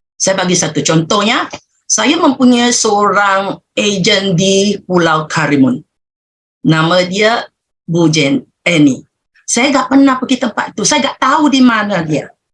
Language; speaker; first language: Malay; non-native, local second language; Chinese